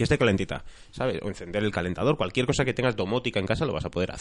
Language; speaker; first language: Spanish; native; Spanish